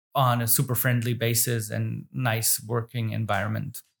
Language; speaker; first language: English; non-native, fluent; German